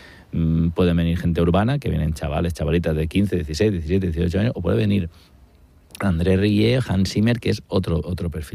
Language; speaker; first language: Spanish; native; Spanish